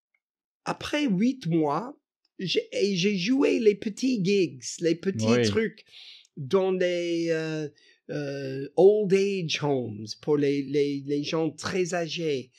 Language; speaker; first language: French; non-native, fluent; English